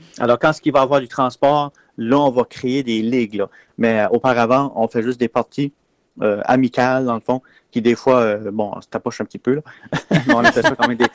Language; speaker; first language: French; native; French